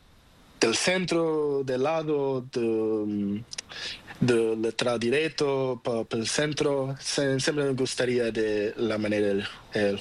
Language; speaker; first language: Spanish; non-native, learner; Portuguese